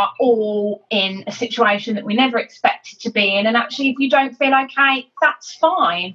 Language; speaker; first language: English; native; English